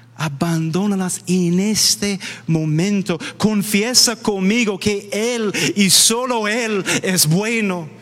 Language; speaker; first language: Spanish; non-native, fluent; English